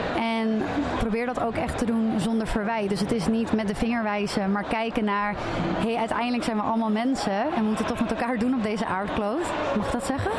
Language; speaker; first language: Dutch; native; Dutch